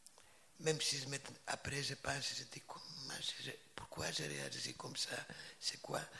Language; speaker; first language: French; non-native, fluent; Greek